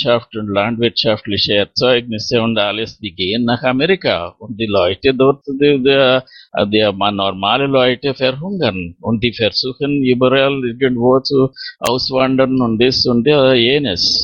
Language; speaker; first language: German; non-native, fluent; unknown